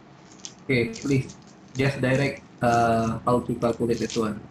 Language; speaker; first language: English; non-native, fluent; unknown